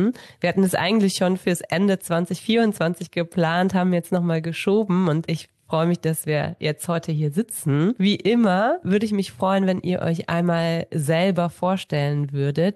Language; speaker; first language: German; native; German